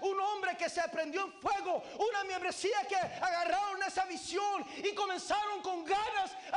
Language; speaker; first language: Spanish; native; Spanish